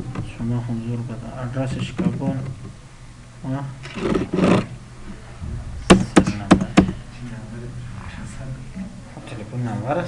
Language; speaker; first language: Persian; non-native, local second language; Pashto